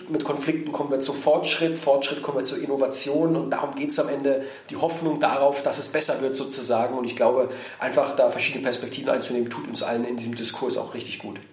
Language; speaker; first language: German; native; German